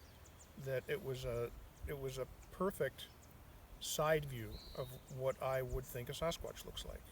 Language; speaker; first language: English; native; English